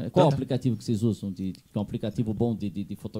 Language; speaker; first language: Portuguese; native; Portuguese